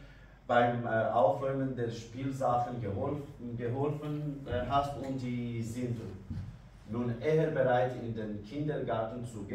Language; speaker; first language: German; non-native, learner; Kurdish